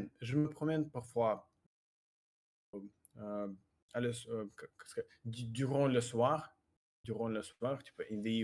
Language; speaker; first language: French; non-native, learner; Russian